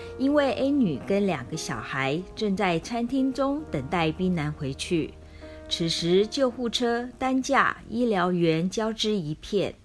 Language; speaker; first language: Chinese; native; Chinese